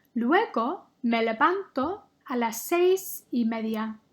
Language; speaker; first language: Spanish; non-native, fluent; English